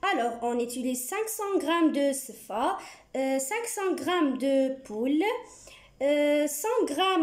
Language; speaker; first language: French; non-native, learner; Arabic